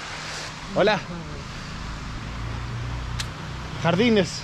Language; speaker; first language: Spanish; non-native, learner; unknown